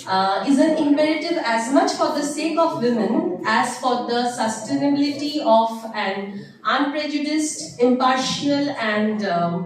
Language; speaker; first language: English; non-native, local second language; Bangla